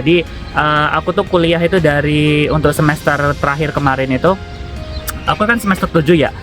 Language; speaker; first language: Indonesian; native; Indonesian